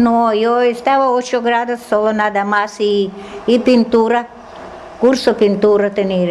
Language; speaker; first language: Spanish; non-native, learner; Russian